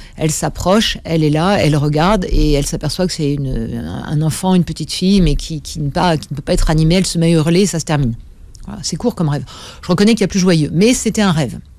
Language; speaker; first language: French; native; French